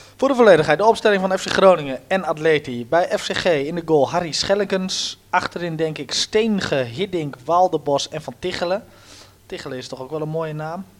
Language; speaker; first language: Dutch; native; Dutch